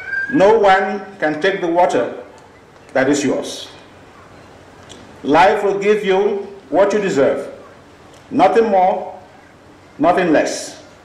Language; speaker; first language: English; non-native, local second language; Igbo